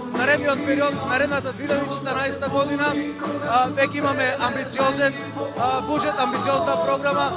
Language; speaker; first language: Macedonian; native; Macedonian